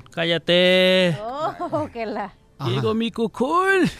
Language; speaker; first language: Spanish; native; Spanish